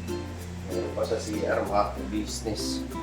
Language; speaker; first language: Filipino; native; Filipino